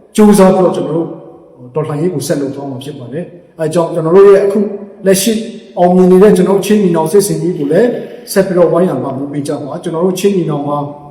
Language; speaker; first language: Burmese; non-native, local second language; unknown